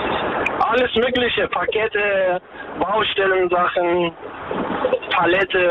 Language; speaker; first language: German; early bilingual, other home language; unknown